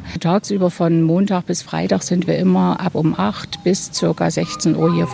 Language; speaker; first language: German; native; German